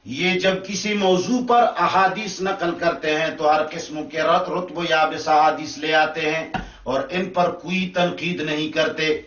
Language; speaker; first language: Urdu; non-native, local second language; Pashto